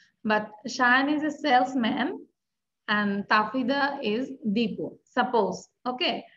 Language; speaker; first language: English; non-native, local second language; Bangla